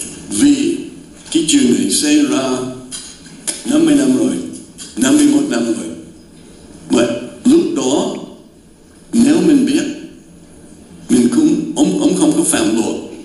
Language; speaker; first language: Vietnamese; non-native, fluent; English